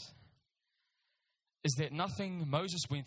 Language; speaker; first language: English; native; English